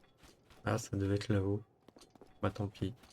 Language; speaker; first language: French; native; French